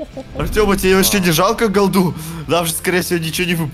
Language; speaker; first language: Russian; native; Russian